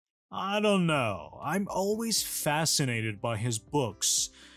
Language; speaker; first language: English; non-native, fluent; Persian